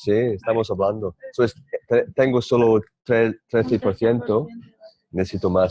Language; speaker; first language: Spanish; non-native, learner; English